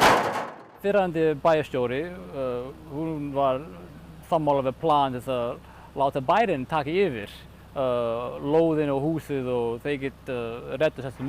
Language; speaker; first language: Icelandic; non-native, fluent; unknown